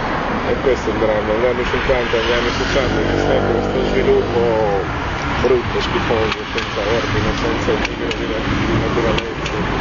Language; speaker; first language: Italian; native; Italian